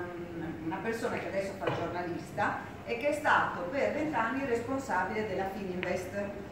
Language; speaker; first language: Italian; native; Italian